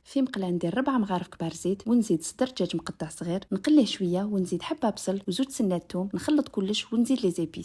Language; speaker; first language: Arabic; native; Arabic